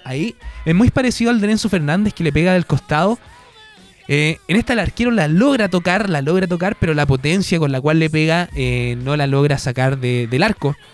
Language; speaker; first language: Spanish; native; Spanish